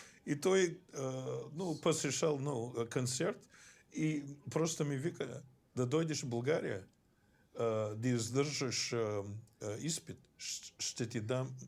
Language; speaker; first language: Bulgarian; non-native, fluent; English